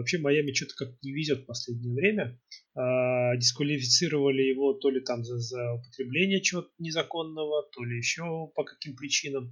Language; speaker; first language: Russian; native; Russian